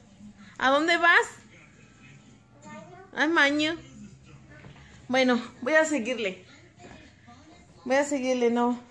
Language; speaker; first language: Spanish; native; Spanish